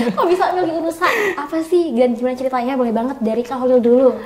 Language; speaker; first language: Indonesian; native; Indonesian